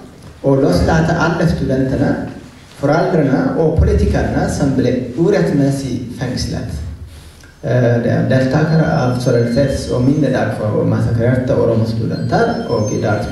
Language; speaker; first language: Norwegian; non-native, fluent; Oromo